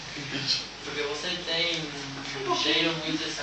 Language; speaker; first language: Portuguese; non-native, learner; Spanish